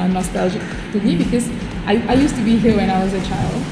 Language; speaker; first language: English; native; English